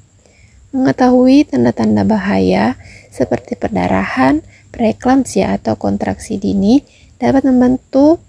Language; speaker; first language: Indonesian; native; Indonesian